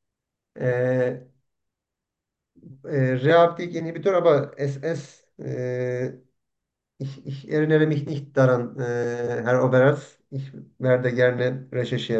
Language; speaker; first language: German; non-native, fluent; Turkish